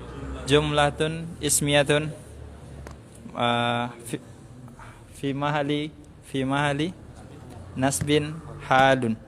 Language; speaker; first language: Arabic; non-native, learner; Indonesian